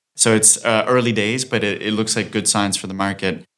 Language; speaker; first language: English; non-native, fluent; German